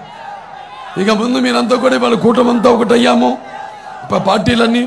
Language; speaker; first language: Telugu; native; Telugu